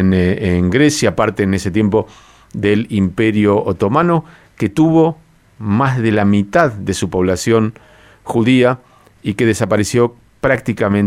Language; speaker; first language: Spanish; native; Spanish